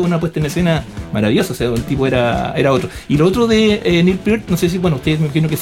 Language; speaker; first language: Spanish; native; Spanish